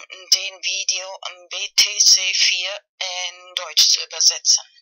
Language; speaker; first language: German; non-native, fluent; Spanish